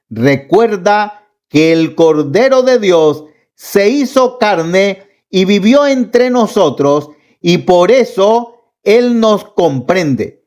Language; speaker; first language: Spanish; native; Spanish